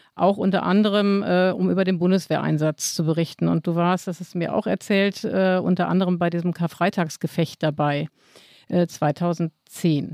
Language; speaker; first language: German; native; German